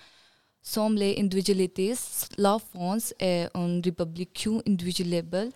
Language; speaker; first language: French; non-native, learner; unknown